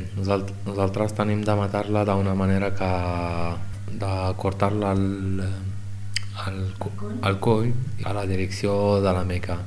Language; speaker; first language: Catalan; non-native, learner; Arabic